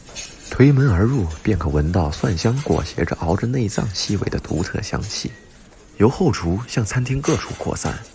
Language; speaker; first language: Chinese; native; Chinese